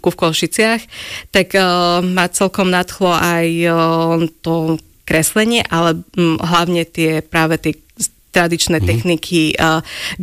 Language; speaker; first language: Slovak; native; Slovak